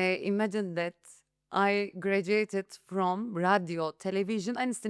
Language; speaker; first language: English; non-native, learner; Turkish